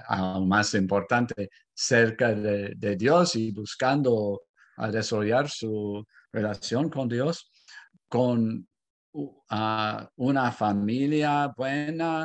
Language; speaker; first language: Spanish; non-native, fluent; English